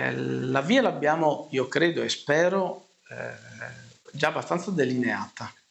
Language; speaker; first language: Italian; native; Italian